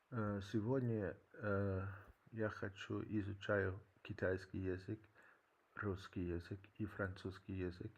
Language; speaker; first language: Russian; non-native, learner; English